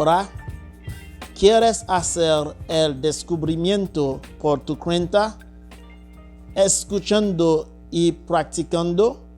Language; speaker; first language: Spanish; non-native, fluent; Haitian Creole